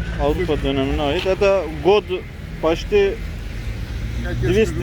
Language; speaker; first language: Russian; non-native, learner; Turkish